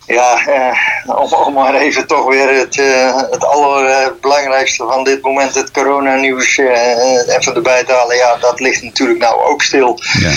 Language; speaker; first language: Dutch; native; Dutch